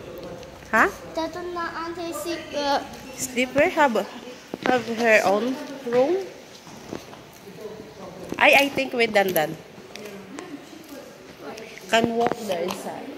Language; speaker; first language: English; non-native, local second language; Cebuano